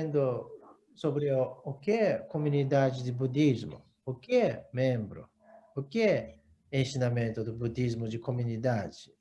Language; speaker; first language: Portuguese; non-native, learner; Japanese